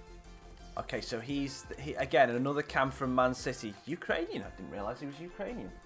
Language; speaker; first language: English; native; English